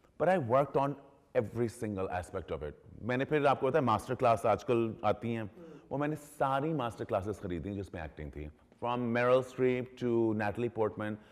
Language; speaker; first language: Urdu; early bilingual, heritage; Urdu